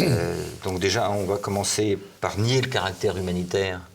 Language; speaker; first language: French; native; French